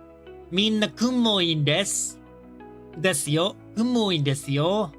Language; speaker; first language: Japanese; non-native, learner; English